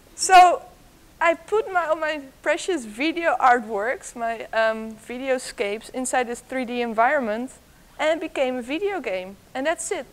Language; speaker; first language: English; non-native, fluent; Dutch